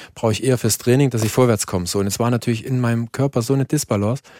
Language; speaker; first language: German; native; German